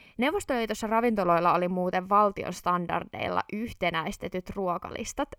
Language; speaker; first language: Finnish; native; Finnish